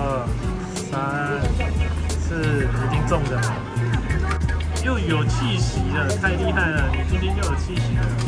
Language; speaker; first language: Chinese; native; Chinese